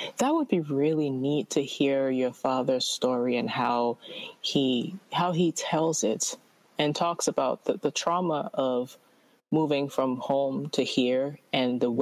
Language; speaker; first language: English; non-native, local second language; Akan